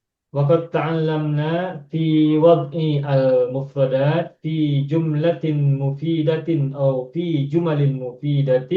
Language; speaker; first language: Arabic; non-native, fluent; Indonesian